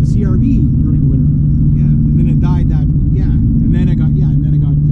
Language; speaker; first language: English; native; English